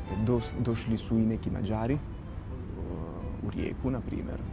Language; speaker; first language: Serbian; non-native, fluent; Italian